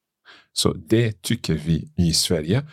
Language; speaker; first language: Swedish; non-native, learner; English